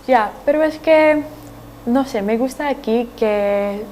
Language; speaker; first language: Spanish; non-native, fluent; English